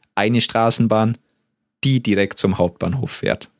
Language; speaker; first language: German; native; German